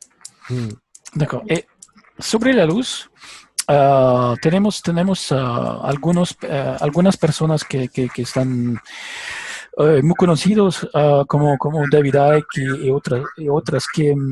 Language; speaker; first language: Spanish; non-native, learner; French